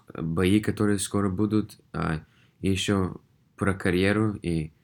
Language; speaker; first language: Russian; early bilingual, heritage; Russian